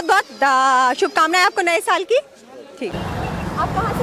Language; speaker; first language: Hindi; native; Hindi